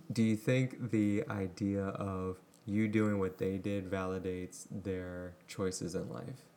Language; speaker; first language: English; native; English